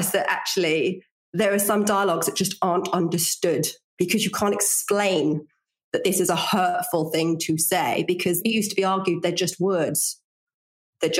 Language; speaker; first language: English; native; English